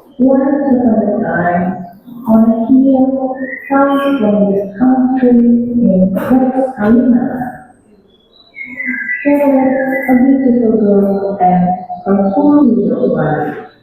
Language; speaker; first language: English; non-native, learner; Indonesian